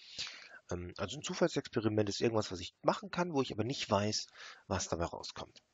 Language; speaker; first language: German; native; German